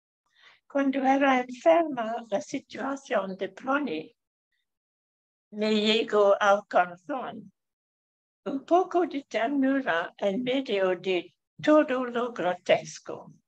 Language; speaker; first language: Spanish; non-native, fluent; English